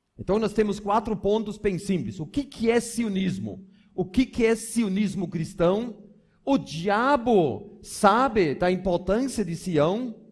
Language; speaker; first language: Portuguese; non-native, fluent; German